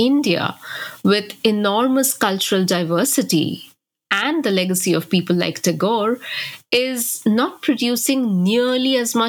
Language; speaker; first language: English; non-native, local second language; Bangla